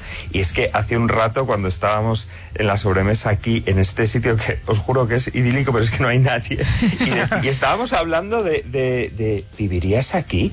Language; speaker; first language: Spanish; native; Spanish